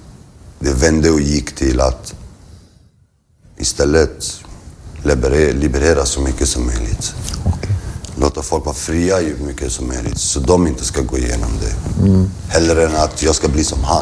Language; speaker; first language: Swedish; early bilingual, other home language; Kurdish